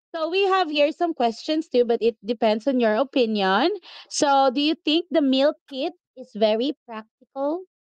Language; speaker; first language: English; non-native, local second language; Filipino